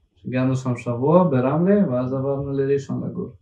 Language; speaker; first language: Hebrew; early bilingual, other home language; Ukrainian